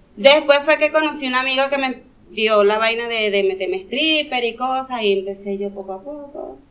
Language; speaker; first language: Spanish; native; Spanish